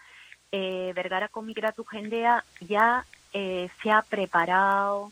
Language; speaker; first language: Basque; non-native, learner; Spanish